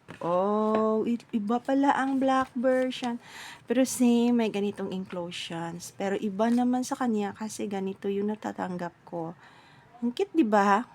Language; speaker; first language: Filipino; native; Filipino